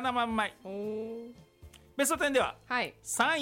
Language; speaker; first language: Japanese; native; Japanese